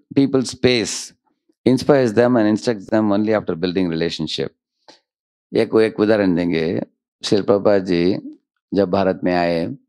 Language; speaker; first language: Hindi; non-native, local second language; Telugu